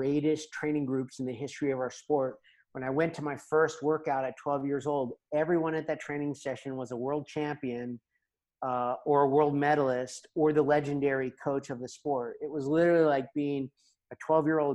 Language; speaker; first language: English; native; English